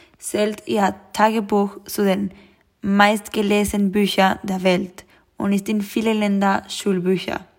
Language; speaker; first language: German; non-native, learner; Spanish